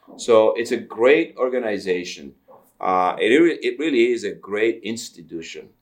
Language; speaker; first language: English; non-native, fluent; Greek